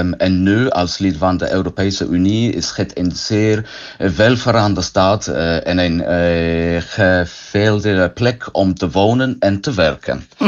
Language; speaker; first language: Dutch; non-native, learner; English